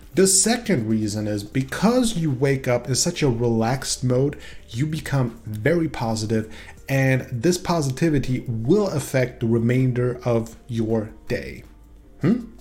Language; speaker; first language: English; non-native, fluent; Swedish